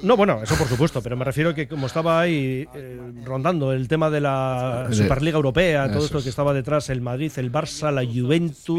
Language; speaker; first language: Spanish; native; Spanish